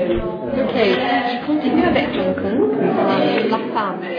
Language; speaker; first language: French; non-native, fluent; English